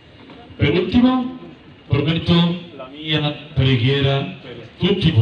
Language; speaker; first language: Italian; non-native, fluent; Spanish